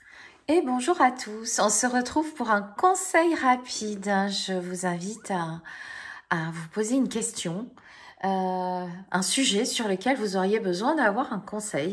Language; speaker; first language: French; native; French